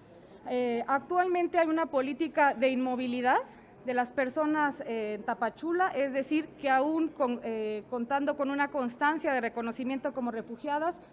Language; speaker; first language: Spanish; native; Spanish